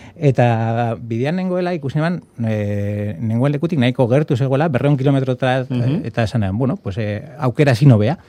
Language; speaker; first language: Basque; native; Basque